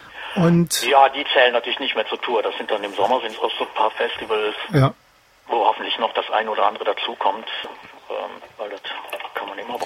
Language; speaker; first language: German; native; German